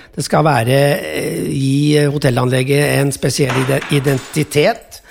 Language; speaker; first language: Norwegian; native; Norwegian